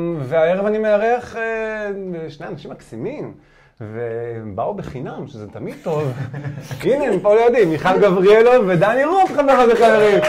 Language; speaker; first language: Hebrew; native; Hebrew